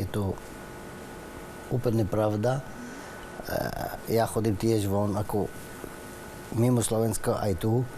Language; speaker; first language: Slovak; non-native, learner; Arabic